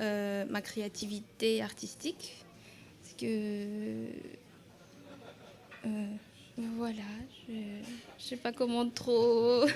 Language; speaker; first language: French; non-native, local second language; Malagasy